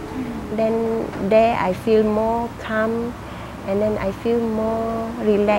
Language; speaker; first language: English; non-native, local second language; Malay